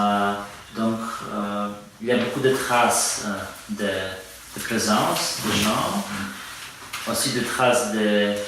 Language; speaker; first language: French; non-native, fluent; Polish